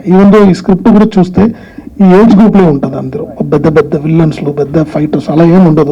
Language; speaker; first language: Telugu; non-native, learner; Tamil